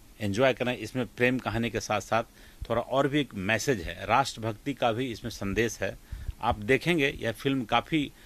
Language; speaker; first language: Hindi; native; Hindi